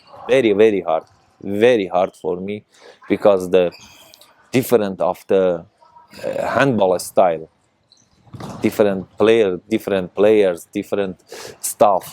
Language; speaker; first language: English; non-native, learner; Persian